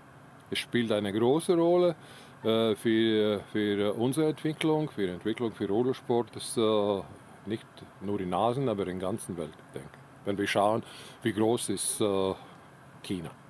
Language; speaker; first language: German; non-native, learner; Latvian